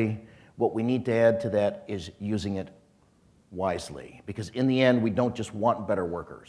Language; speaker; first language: English; native; English